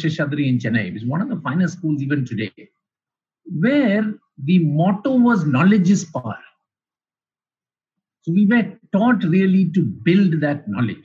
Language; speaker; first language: English; non-native, local second language; Malayalam